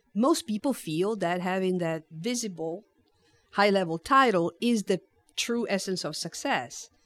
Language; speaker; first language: English; non-native, fluent; Italian